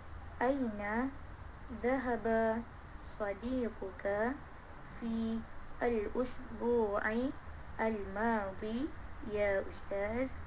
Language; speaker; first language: Arabic; non-native, learner; Malay